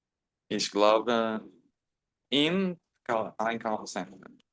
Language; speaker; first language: German; non-native, learner; Portuguese